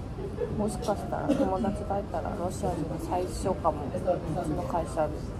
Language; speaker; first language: Japanese; non-native, fluent; Korean